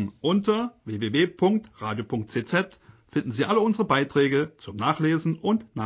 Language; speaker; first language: German; native; German